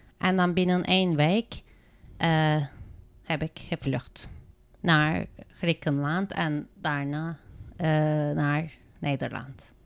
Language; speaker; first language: Dutch; non-native, learner; Turkish